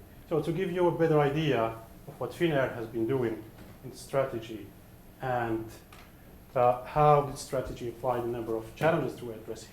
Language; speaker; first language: English; non-native, fluent; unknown